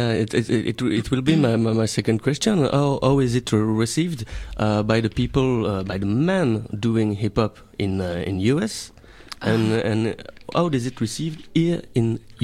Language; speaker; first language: English; non-native, learner; French